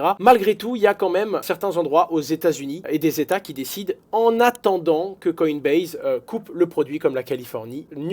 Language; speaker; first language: French; native; French